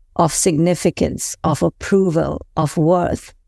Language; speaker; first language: English; non-native, local second language; Hindi